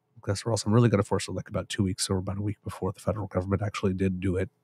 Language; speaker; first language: English; native; English